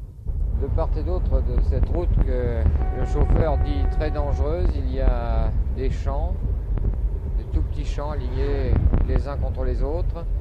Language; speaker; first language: French; native; French